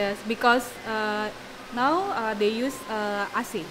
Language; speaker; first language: English; non-native, fluent; Indonesian